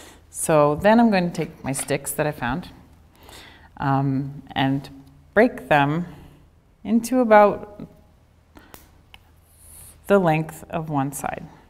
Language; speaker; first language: English; native; English